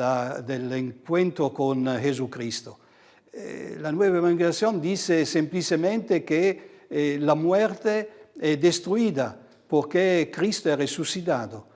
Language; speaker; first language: Spanish; non-native, fluent; Italian